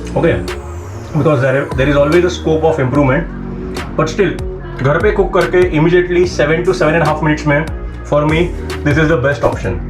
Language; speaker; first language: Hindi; non-native, local second language; Marathi